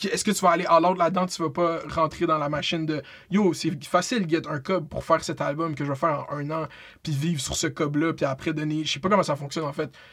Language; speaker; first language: French; native; French